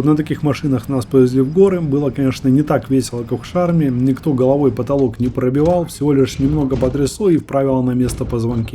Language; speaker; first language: Russian; native; Russian